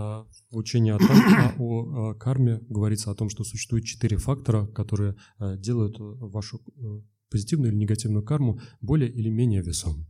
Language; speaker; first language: Russian; native; Russian